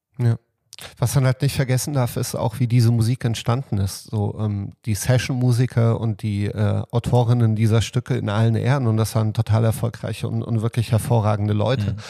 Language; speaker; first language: German; early bilingual, other home language; Serbian